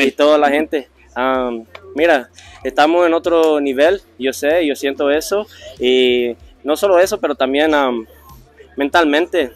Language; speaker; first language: Spanish; early bilingual, heritage; Spanish